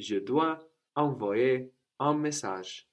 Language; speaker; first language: French; non-native, fluent; English